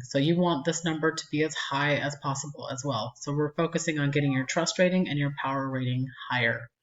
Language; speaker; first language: English; native; English